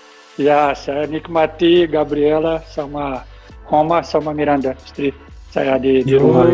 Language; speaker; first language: Indonesian; non-native, fluent; Portuguese